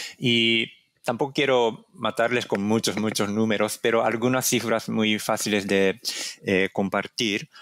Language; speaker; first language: Spanish; non-native, fluent; Japanese